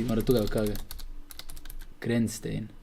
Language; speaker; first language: Estonian; native; Estonian